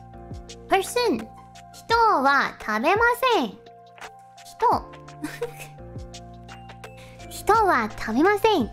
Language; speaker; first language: Japanese; non-native, learner; English